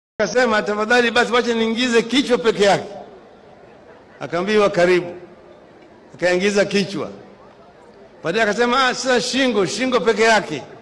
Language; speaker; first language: Swahili; non-native, local second language; Luo (Kenya and Tanzania)